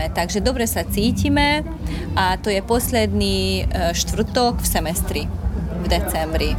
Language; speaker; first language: Slovak; non-native, local second language; Hungarian